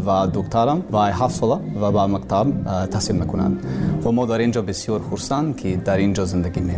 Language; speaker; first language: Persian; non-native, learner; English